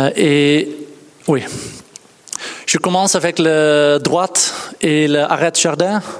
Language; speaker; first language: French; non-native, learner; Dutch